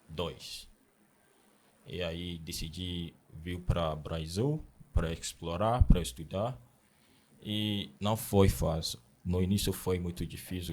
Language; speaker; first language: Portuguese; non-native, learner; Akan